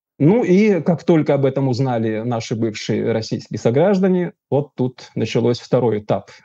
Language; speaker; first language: Russian; native; Russian